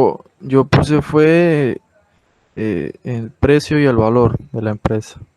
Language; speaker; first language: Spanish; native; Spanish